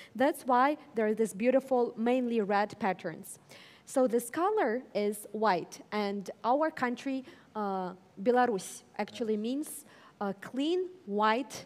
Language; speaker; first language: English; early bilingual, other home language; Russian